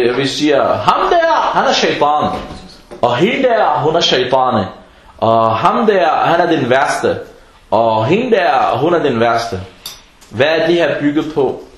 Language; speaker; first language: Danish; non-native, fluent; Arabic